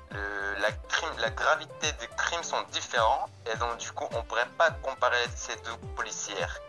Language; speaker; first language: French; non-native, fluent; Korean